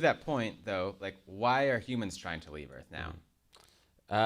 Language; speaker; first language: English; native; English